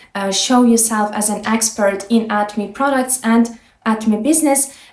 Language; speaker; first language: English; non-native, fluent; Ukrainian